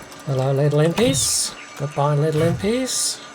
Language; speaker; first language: English; native; English